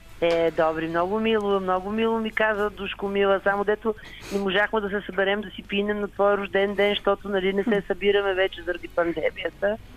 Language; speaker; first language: Bulgarian; native; Bulgarian